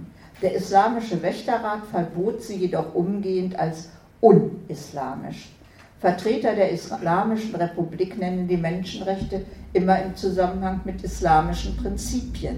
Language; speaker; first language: German; native; German